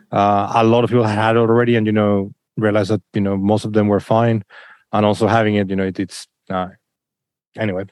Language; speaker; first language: English; non-native, fluent; Spanish